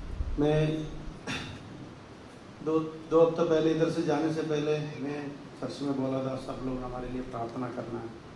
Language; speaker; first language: Hindi; non-native, local second language; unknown